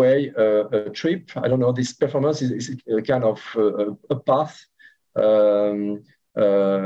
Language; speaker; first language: English; non-native, learner; French